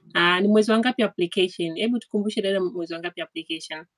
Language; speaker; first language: Swahili; native; Swahili